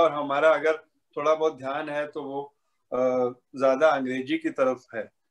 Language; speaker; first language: Hindi; native; Hindi